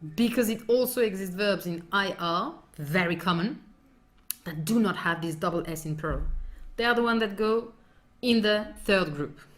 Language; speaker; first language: English; non-native, fluent; French